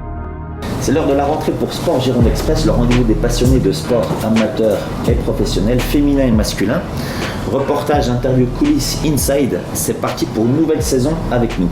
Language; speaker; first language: French; native; French